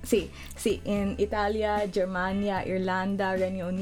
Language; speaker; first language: Italian; non-native, learner; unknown